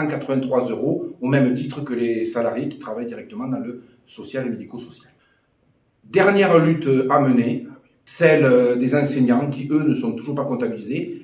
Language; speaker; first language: French; native; French